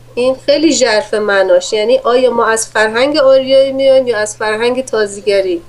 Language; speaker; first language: Persian; native; Persian